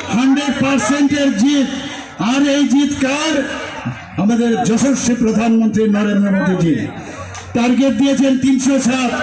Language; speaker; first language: Bangla; native; Bangla